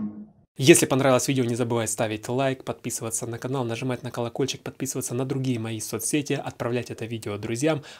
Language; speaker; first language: Russian; native; Russian